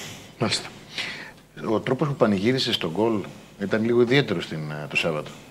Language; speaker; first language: Greek; native; Greek